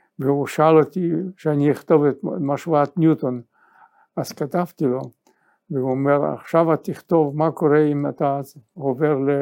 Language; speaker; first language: Hebrew; non-native, fluent; Yiddish